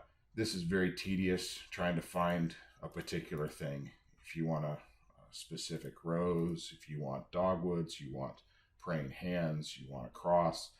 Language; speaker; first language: English; native; English